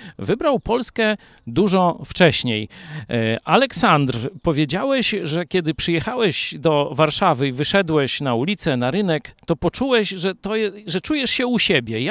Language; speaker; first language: Polish; native; Polish